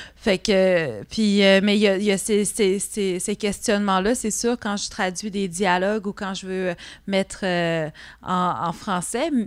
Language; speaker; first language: French; non-native, local second language; Innu-aimun